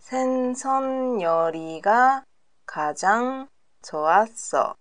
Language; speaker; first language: Korean; non-native, learner; Japanese